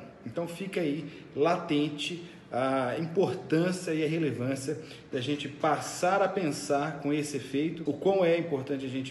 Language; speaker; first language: Portuguese; native; Portuguese